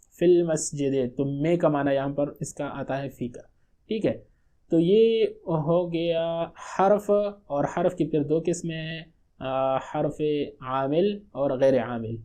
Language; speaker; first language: Urdu; non-native, local second language; Pashto